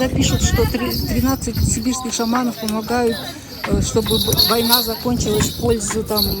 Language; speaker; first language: Russian; native; Russian